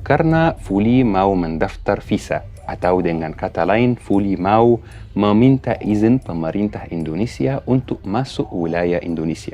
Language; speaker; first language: Indonesian; non-native, fluent; Arabic